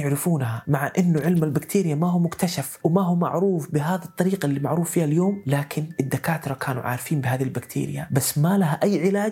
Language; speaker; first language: Arabic; native; Arabic